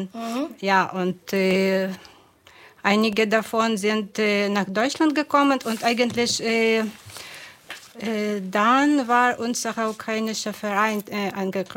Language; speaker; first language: German; non-native, fluent; Ukrainian